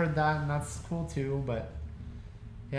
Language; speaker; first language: English; native; English